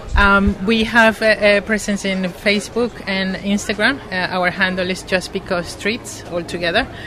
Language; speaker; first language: English; non-native, fluent; Spanish